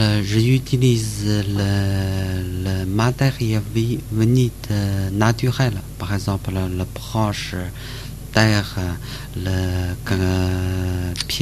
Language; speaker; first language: French; non-native, learner; Chinese